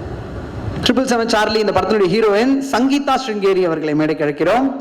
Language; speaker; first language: Tamil; native; Tamil